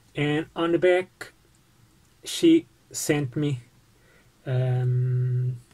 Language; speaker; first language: English; non-native, fluent; Portuguese